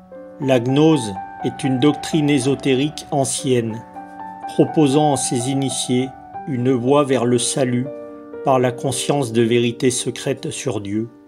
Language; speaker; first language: French; native; French